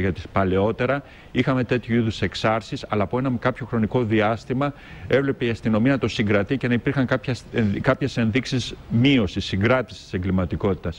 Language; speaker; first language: Greek; native; Greek